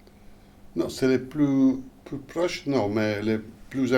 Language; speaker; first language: French; non-native, fluent; Italian